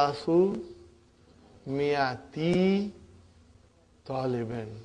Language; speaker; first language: Arabic; non-native, fluent; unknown